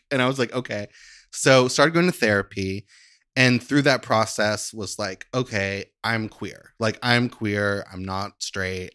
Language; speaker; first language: English; native; English